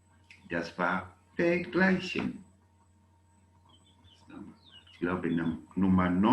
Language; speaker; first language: German; non-native, learner; Bemba